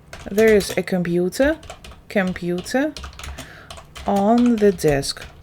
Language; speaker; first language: English; non-native, fluent; Ukrainian